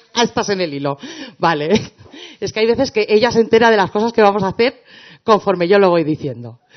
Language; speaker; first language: Spanish; native; Spanish